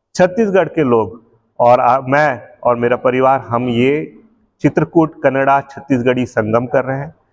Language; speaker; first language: Hindi; native; Hindi